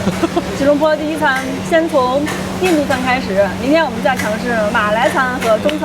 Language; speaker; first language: Chinese; native; Chinese